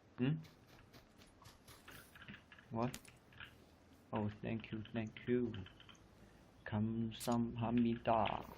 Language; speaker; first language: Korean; non-native, learner; Chinese